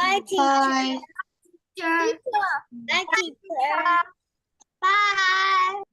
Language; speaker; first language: English; non-native, learner; Vietnamese